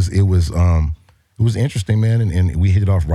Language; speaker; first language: English; native; English